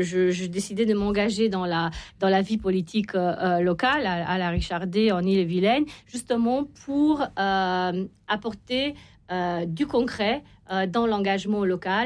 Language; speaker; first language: French; non-native, fluent; Romanian